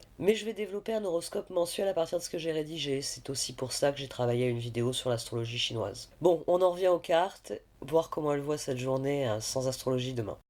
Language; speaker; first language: French; native; French